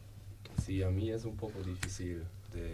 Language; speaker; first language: Spanish; non-native, learner; German